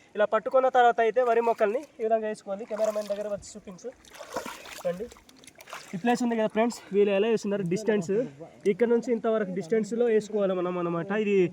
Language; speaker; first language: Telugu; non-native, local second language; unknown